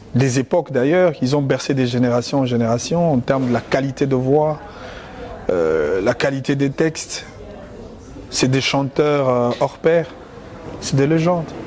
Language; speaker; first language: French; non-native, local second language; Lingala